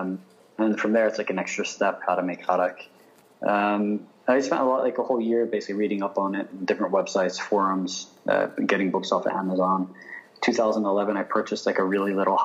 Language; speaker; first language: English; native; English